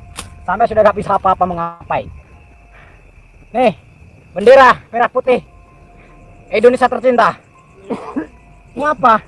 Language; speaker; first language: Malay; non-native, local second language; Javanese